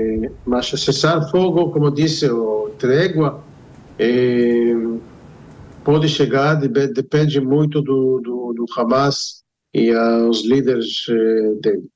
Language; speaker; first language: Portuguese; non-native, fluent; Hebrew